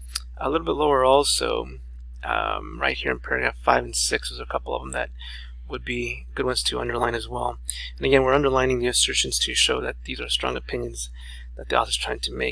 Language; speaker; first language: English; native; English